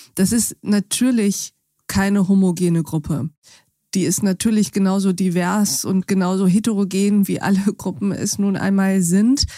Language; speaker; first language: German; native; German